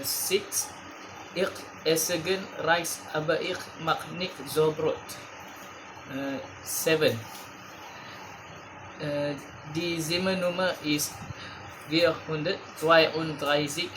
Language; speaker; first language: German; non-native, learner; Malay